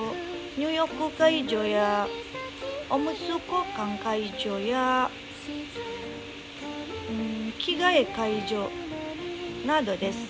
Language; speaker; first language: Japanese; non-native, learner; Indonesian